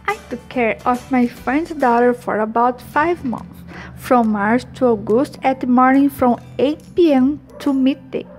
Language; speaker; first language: English; non-native, learner; Portuguese